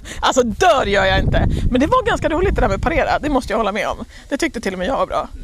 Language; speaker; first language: Swedish; native; Swedish